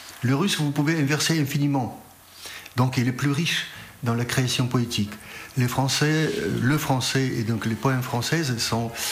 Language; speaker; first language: French; non-native, fluent; Russian